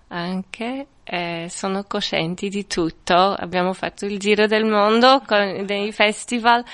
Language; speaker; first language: Italian; non-native, fluent; French